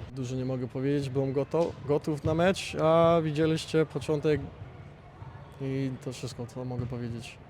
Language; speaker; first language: Polish; non-native, learner; English